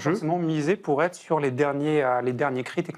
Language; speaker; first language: French; native; French